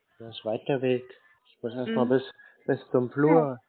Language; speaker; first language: German; native; German